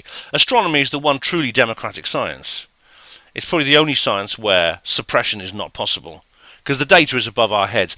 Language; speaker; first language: English; native; English